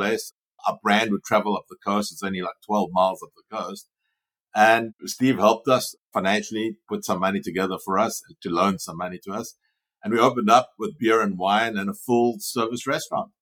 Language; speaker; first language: English; native; English